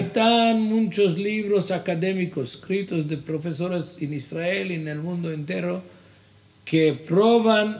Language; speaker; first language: Spanish; non-native, fluent; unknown